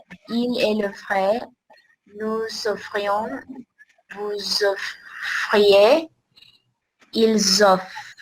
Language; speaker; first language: French; non-native, learner; Spanish